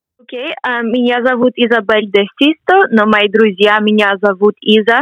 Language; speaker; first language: Russian; non-native, fluent; English